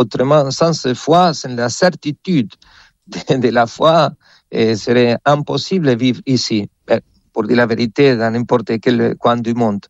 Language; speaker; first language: French; non-native, fluent; Spanish